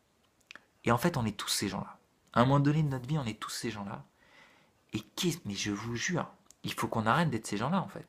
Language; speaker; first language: French; native; French